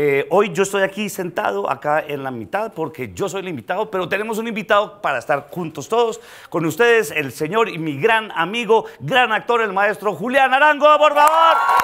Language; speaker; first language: Spanish; native; Spanish